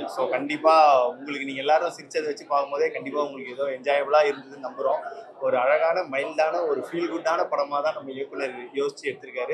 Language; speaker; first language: Tamil; native; Tamil